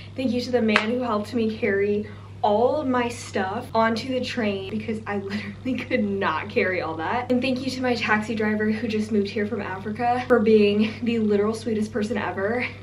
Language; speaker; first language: English; native; English